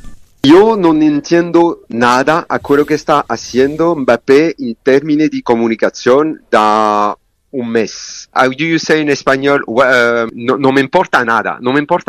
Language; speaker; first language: Spanish; non-native, learner; French